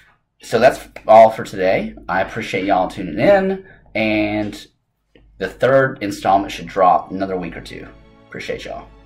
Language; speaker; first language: English; native; English